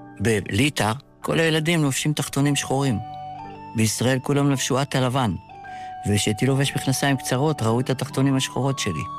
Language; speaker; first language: Hebrew; early bilingual, other home language; Yiddish